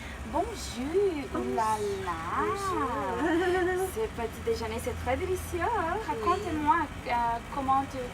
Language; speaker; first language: French; non-native, learner; Portuguese